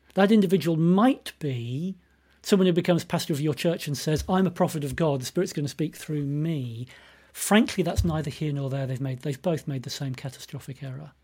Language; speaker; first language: English; native; English